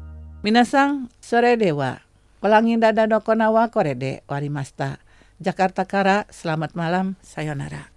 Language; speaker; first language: Japanese; non-native, fluent; Indonesian